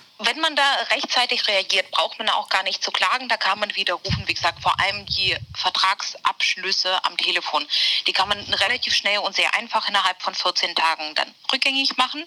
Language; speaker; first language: German; native; German